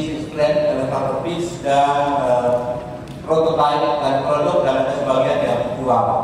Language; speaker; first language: Indonesian; native; Indonesian